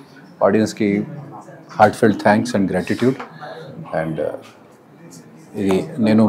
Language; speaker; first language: Telugu; non-native, fluent; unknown